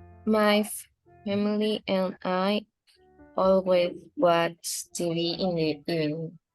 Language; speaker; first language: English; non-native, learner; Spanish